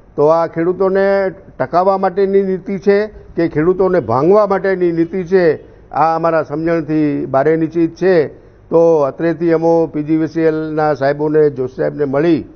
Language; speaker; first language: Gujarati; native; Gujarati